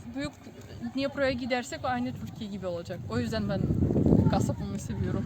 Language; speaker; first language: Turkish; non-native, fluent; Ukrainian